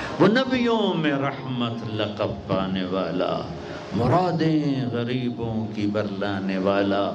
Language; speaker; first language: Urdu; non-native, local second language; Punjabi